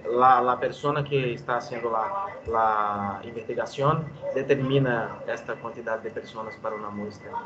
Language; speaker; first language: Spanish; non-native, learner; Portuguese